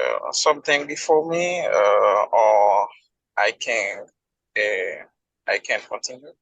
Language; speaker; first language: English; non-native, learner; Haitian Creole